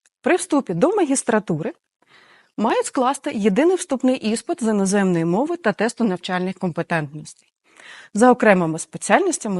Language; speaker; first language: Ukrainian; native; Ukrainian